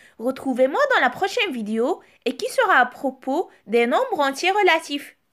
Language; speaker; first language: French; non-native, local second language; Arabic